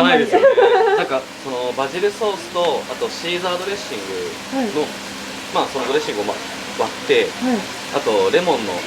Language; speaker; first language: Japanese; native; Japanese